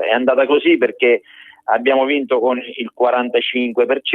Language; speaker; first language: Italian; native; Italian